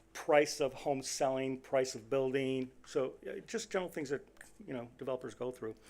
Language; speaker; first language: English; native; English